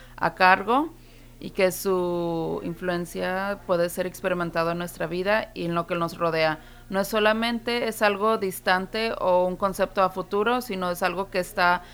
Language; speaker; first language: Spanish; non-native, fluent; English